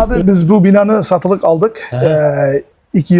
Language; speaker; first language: Turkish; non-native, learner; Uyghur